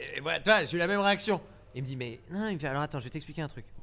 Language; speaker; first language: French; native; French